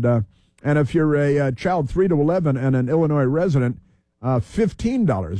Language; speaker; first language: English; native; English